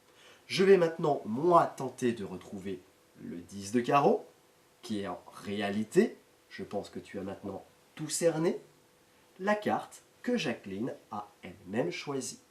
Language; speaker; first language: French; native; French